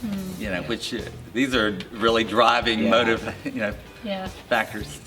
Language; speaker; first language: English; native; English